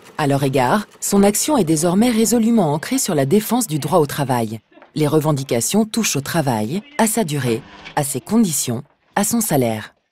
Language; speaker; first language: French; native; French